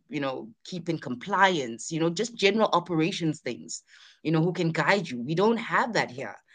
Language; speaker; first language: English; non-native, local second language; Zulu